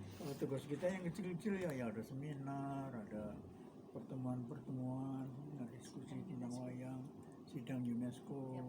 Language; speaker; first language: Indonesian; native; Indonesian